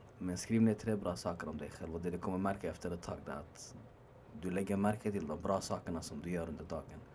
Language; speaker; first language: Swedish; early bilingual, other home language; Arabic